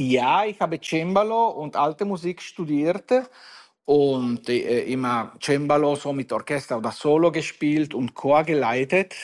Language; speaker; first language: German; non-native, fluent; Italian